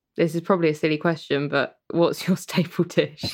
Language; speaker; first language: English; early bilingual, other home language; Persian